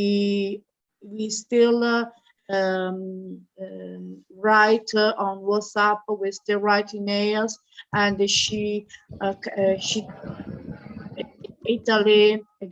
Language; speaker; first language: English; non-native, learner; Italian